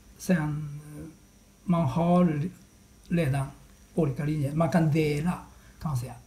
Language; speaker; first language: Swedish; non-native, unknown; Japanese